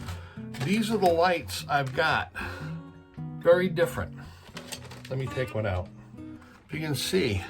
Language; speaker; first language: English; native; English